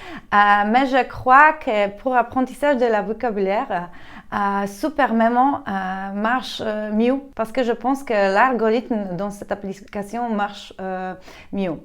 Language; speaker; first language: French; non-native, fluent; Polish